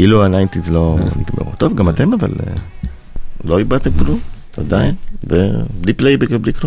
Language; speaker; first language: Hebrew; native; Hebrew